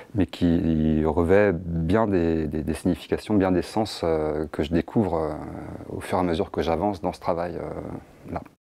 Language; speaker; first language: French; native; French